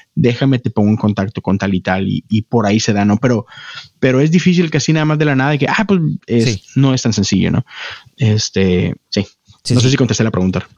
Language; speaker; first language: Spanish; native; Spanish